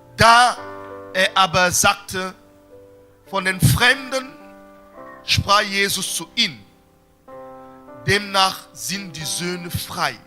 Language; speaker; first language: German; non-native, fluent; French